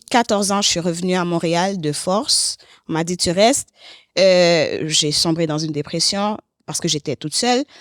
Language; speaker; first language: French; native; French